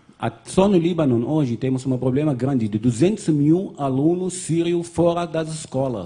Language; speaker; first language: Portuguese; non-native, fluent; Arabic